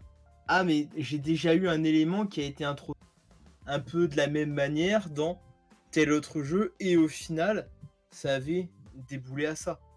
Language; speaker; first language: French; native; French